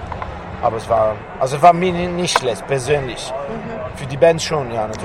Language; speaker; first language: German; non-native, fluent; Italian